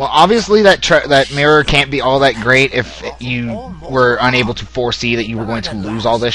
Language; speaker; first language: English; native; English